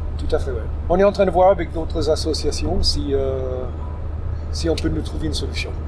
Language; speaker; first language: French; non-native, fluent; English